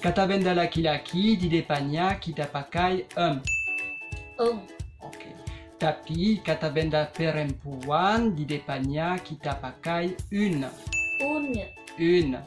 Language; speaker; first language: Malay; non-native, fluent; French